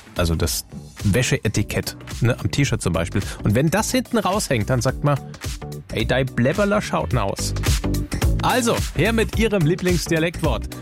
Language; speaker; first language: German; native; German